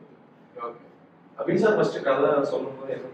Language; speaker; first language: Tamil; native; Tamil